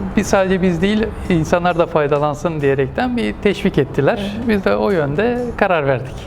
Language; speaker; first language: Turkish; native; Turkish